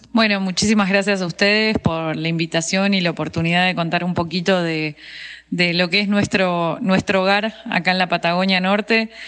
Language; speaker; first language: Spanish; native; Spanish